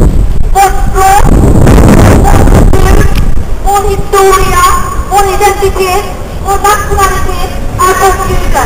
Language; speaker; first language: Swedish; non-native, fluent; Azerbaijani